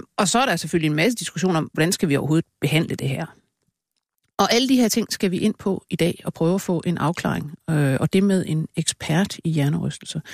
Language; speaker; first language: Danish; native; Danish